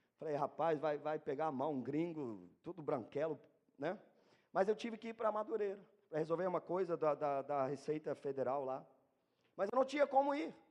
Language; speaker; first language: Portuguese; non-native, fluent; German